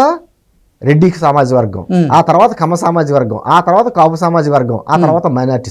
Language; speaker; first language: Telugu; native; Telugu